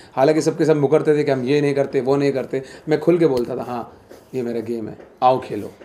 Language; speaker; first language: Hindi; native; Hindi